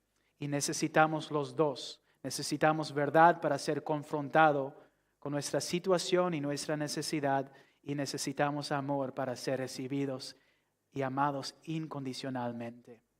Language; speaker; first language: Spanish; non-native, fluent; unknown